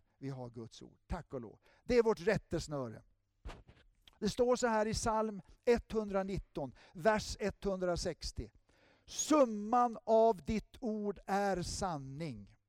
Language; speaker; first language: Swedish; native; Swedish